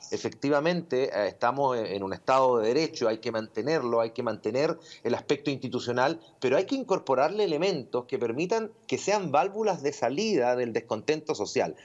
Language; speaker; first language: Spanish; native; Spanish